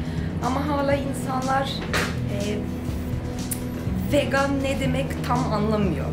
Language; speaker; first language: Turkish; non-native, fluent; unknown